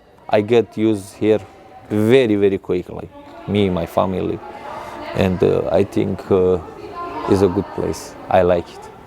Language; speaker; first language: English; non-native, learner; Persian